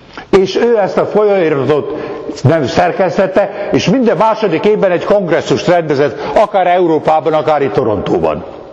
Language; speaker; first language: Hungarian; native; Hungarian